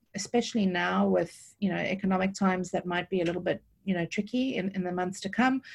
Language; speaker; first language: English; native; English